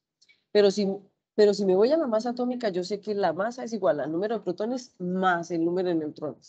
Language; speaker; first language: Spanish; native; Spanish